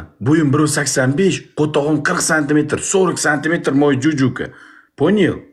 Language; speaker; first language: Russian; non-native, learner; Uzbek